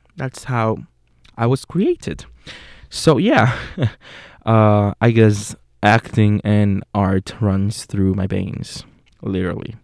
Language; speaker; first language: English; non-native, fluent; Spanish